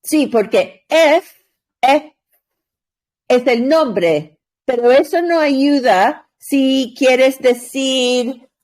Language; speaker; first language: Spanish; non-native, learner; English